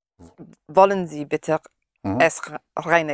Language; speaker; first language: German; non-native, learner; English